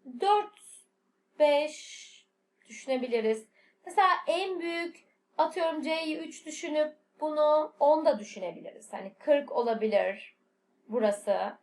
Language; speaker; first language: Turkish; native; Turkish